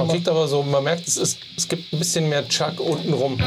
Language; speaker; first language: German; native; German